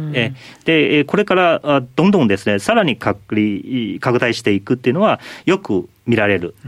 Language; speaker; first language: Japanese; non-native, fluent; Chinese